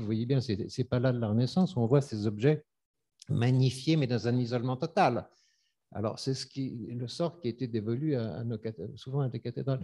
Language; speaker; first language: French; native; French